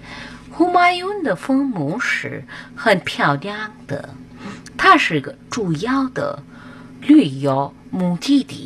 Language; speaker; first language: Chinese; non-native, learner; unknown